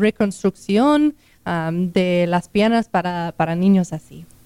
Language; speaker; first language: Spanish; non-native, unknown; English